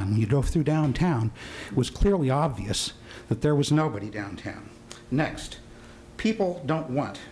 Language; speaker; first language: English; native; English